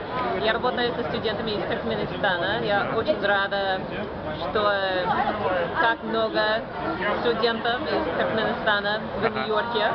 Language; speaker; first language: Russian; non-native, fluent; English